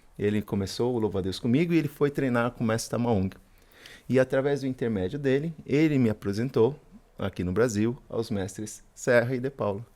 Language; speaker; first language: Portuguese; early bilingual, other home language; Spanish